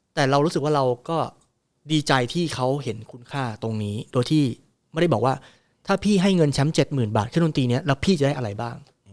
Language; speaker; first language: Thai; native; Thai